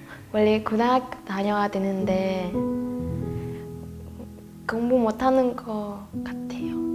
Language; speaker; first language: Korean; non-native, learner; Vietnamese